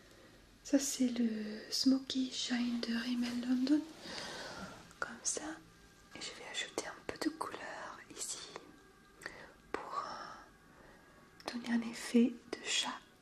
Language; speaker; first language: French; non-native, fluent; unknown